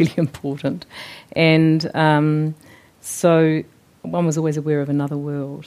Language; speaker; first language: English; native; English